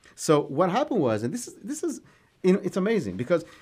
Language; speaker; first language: English; non-native, fluent; Hebrew